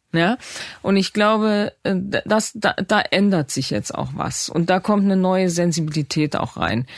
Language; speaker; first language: German; native; German